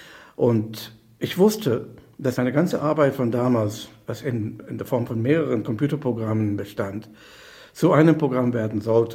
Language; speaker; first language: German; non-native, fluent; English